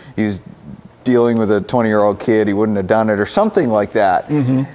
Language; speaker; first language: English; native; English